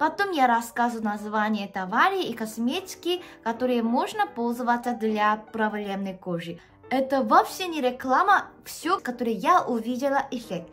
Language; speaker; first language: Russian; non-native, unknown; Korean